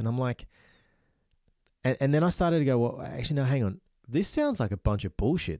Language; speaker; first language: English; native; English